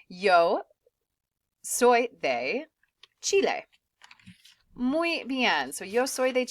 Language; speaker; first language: Spanish; non-native, fluent; English